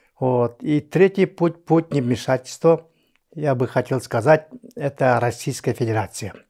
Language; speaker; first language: Russian; non-native, local second language; Yakut